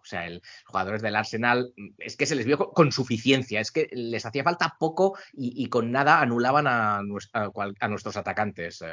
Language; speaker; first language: Spanish; native; Spanish